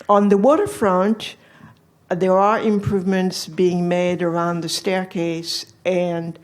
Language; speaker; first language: English; non-native, fluent; French